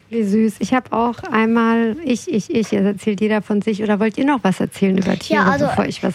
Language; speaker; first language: German; native; German